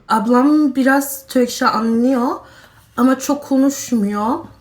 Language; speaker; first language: Turkish; non-native, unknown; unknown